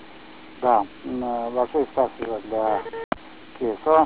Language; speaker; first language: Russian; non-native, local second language; Romanian